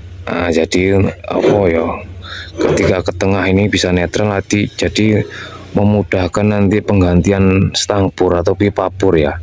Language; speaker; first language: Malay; non-native, local second language; Javanese